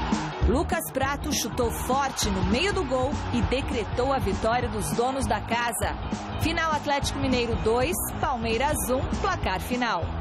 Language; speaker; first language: Portuguese; native; Portuguese